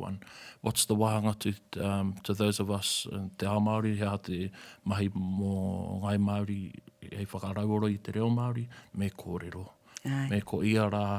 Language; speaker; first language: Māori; non-native, local second language; English